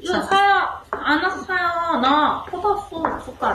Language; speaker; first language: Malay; non-native, learner; Korean